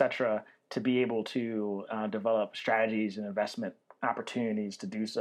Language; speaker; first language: English; native; English